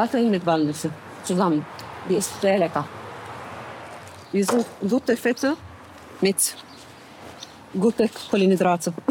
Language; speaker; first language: German; non-native, learner; Arabic